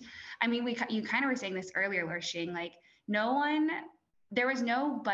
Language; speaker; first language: English; native; English